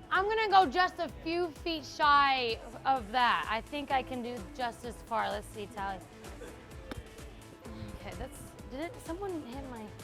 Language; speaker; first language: English; native; English